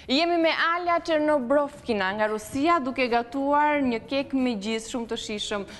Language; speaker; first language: Albanian; native; Albanian